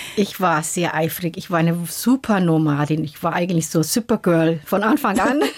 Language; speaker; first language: German; non-native, fluent; Somali